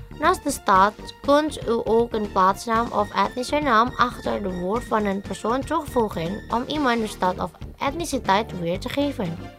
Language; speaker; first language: Dutch; non-native, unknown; Indonesian